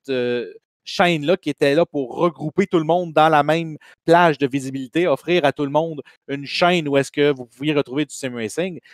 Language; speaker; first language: French; native; French